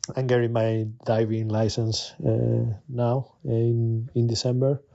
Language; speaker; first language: English; non-native, fluent; Spanish